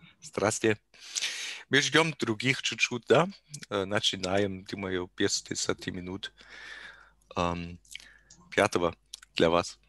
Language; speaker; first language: Russian; non-native, learner; German